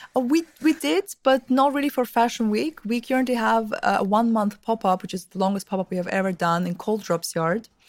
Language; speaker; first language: English; early bilingual, other home language; Russian